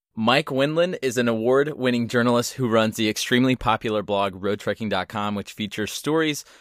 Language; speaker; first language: English; native; English